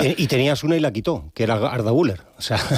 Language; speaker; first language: Spanish; native; Spanish